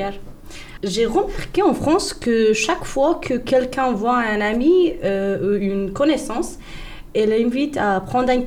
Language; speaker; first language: French; non-native, learner; Persian